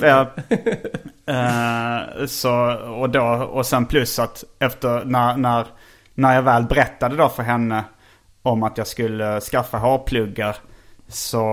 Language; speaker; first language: Swedish; native; Swedish